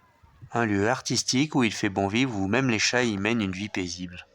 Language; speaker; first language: French; native; French